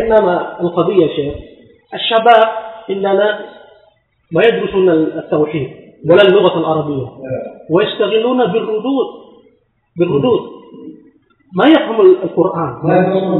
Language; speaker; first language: Arabic; non-native, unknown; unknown